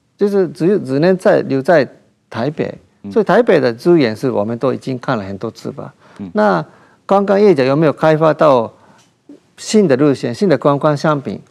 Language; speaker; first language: Chinese; non-native, fluent; Japanese